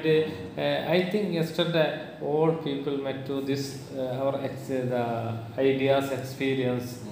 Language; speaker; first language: English; non-native, learner; Malayalam